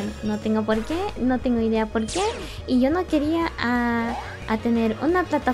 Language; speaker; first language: Spanish; early bilingual, heritage; English